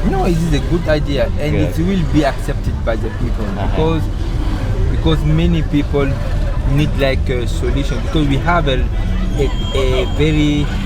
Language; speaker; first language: English; non-native, learner; Sango